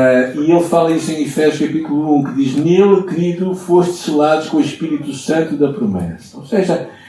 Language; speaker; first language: Portuguese; native; Portuguese